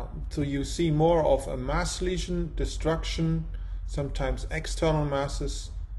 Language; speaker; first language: English; non-native, fluent; German